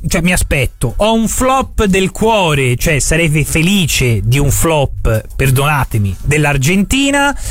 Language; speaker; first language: Italian; native; Italian